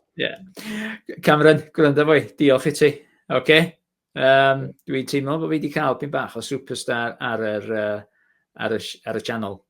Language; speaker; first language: Welsh; native; Welsh